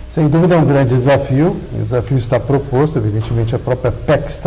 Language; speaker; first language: Portuguese; native; Portuguese